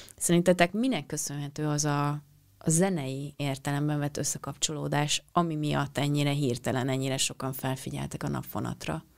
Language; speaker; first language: Hungarian; native; Hungarian